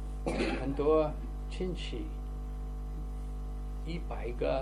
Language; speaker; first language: Chinese; non-native, fluent; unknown